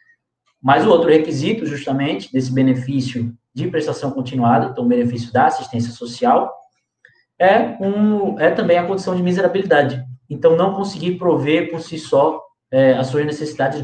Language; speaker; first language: Portuguese; native; Portuguese